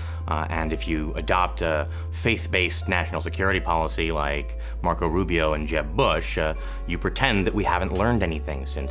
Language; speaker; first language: English; native; English